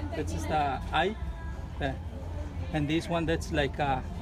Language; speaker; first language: English; non-native, learner; Spanish